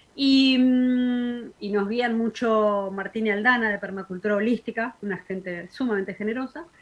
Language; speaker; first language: Spanish; native; Spanish